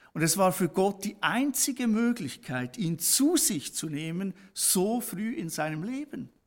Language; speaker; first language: German; native; German